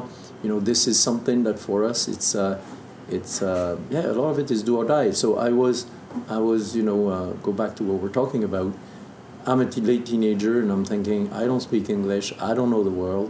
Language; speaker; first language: English; non-native, fluent; French